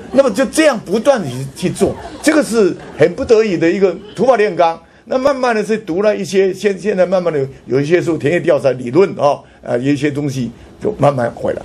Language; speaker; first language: Chinese; non-native, local second language; Hakka Chinese